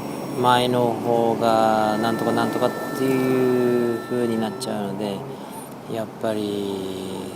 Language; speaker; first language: Japanese; non-native, fluent; French